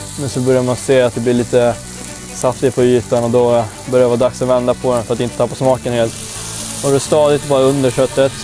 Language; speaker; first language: Swedish; native; Swedish